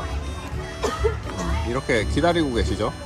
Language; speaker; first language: Korean; native; Korean